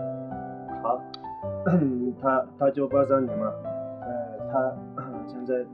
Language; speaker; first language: Chinese; non-native, local second language; Tibetan